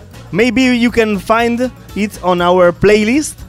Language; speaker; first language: English; non-native, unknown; Italian